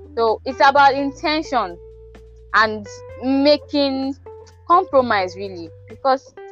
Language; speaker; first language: English; non-native, local second language; Yoruba